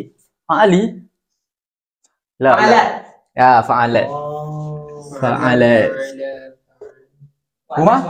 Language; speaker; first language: Arabic; non-native, learner; Malay